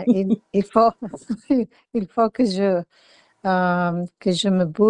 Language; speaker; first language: French; non-native, learner; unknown